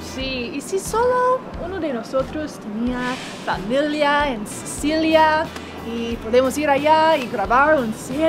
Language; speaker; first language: Spanish; non-native, fluent; English